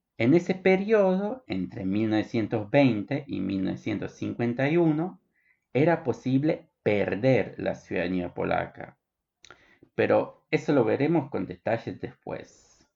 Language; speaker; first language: Spanish; non-native, fluent; Polish